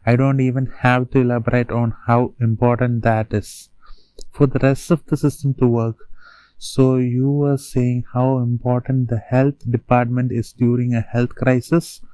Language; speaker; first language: English; non-native, local second language; Malayalam